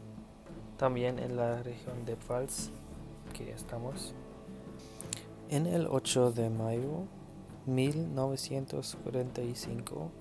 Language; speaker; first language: Spanish; non-native, learner; German